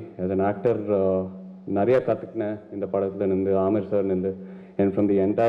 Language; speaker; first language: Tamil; non-native, local second language; Telugu